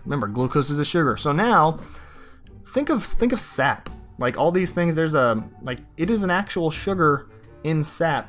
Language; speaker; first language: English; native; English